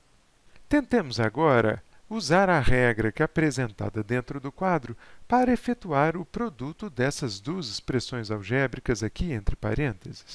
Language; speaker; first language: Portuguese; native; Portuguese